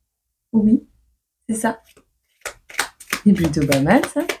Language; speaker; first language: French; native; French